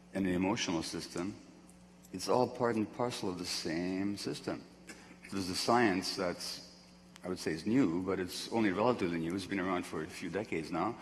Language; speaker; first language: English; non-native, fluent; Hungarian